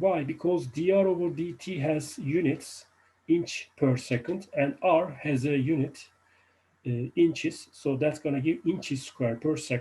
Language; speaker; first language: English; non-native, fluent; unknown